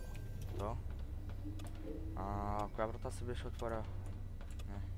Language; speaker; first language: Bulgarian; native; Bulgarian